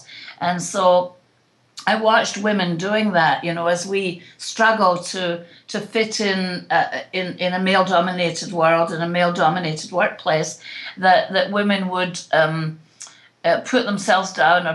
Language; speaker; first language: English; native; English